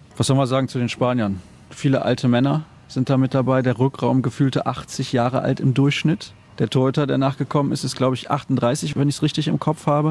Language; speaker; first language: German; native; German